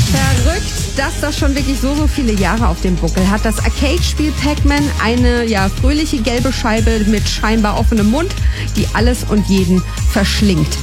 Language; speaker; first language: German; native; German